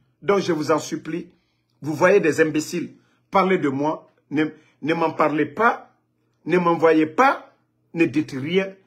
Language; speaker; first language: French; non-native, local second language; Mandingo